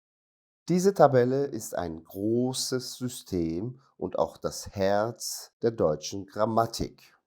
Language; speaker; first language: German; non-native, fluent; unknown